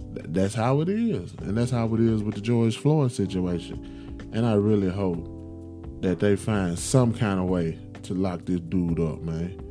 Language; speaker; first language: English; native; English